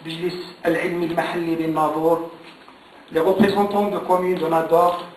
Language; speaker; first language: French; non-native, local second language; Arabic